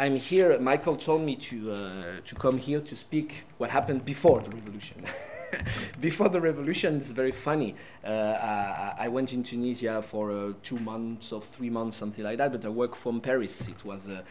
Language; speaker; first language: English; non-native, fluent; French